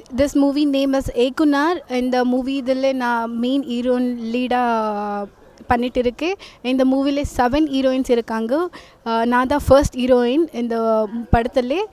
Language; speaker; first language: Tamil; non-native, learner; Kannada